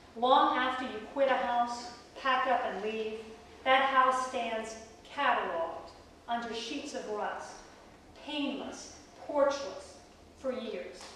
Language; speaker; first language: English; native; English